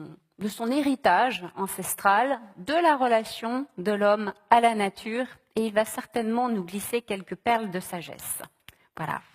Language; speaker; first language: French; native; French